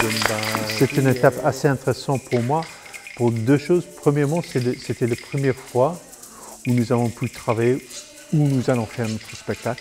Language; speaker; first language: French; non-native, fluent; English